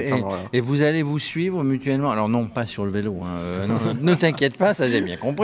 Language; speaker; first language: French; native; French